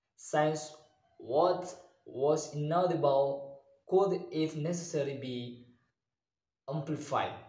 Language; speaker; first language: English; non-native, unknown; Indonesian